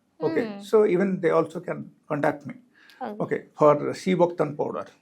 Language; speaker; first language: English; non-native, local second language; Telugu